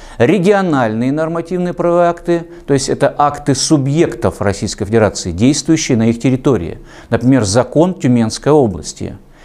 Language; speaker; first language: Russian; native; Russian